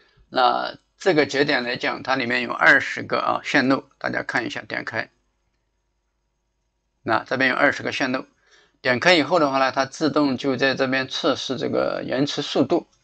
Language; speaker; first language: Chinese; native; Chinese